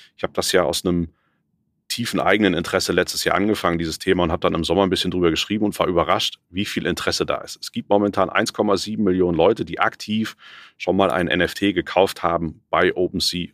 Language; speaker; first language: German; native; German